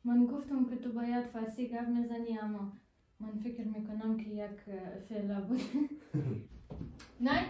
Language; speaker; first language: Persian; non-native, learner; German